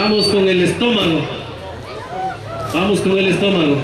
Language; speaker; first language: Spanish; native; Spanish